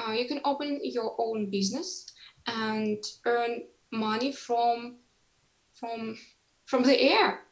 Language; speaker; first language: English; non-native, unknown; Russian